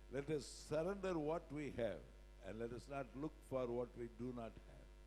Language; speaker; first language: English; non-native, local second language; Tamil